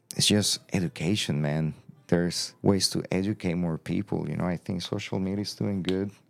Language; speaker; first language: English; non-native, fluent; Spanish